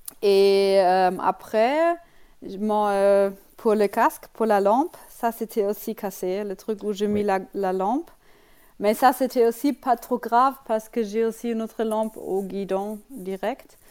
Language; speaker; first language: French; non-native, learner; German